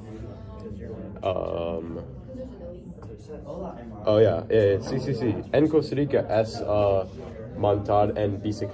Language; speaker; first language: Spanish; non-native, learner; English